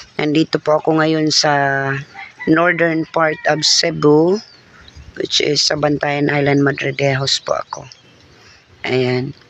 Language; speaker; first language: Filipino; non-native, local second language; Waray